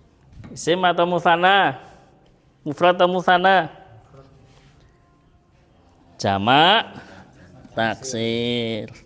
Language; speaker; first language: Arabic; non-native, fluent; Indonesian